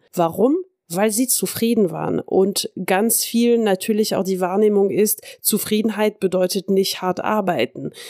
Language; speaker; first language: German; early bilingual, heritage; French